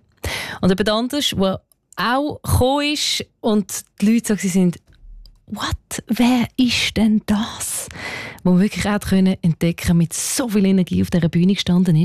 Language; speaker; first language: German; native; German